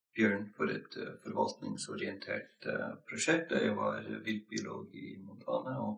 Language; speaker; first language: Norwegian; non-native, fluent; English